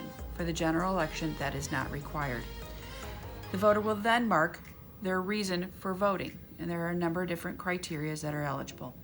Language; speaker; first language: English; native; English